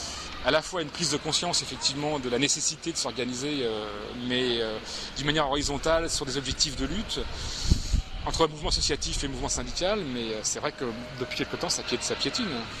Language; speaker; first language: French; native; French